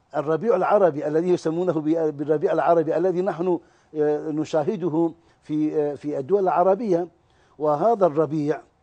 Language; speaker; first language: Arabic; non-native, fluent; Turkish